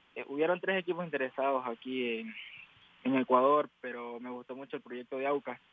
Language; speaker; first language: Spanish; native; Spanish